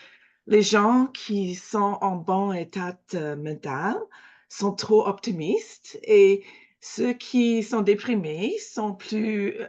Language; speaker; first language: French; non-native, fluent; English